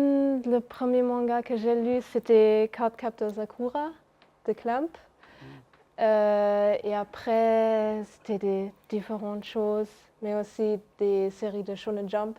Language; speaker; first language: French; non-native, local second language; Luxembourgish